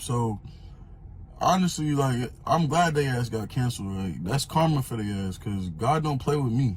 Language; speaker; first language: English; native; English